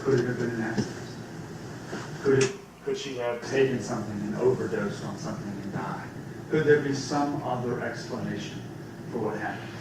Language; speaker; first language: English; native; English